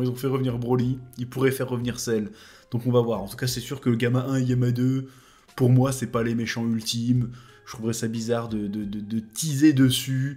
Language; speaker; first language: French; native; French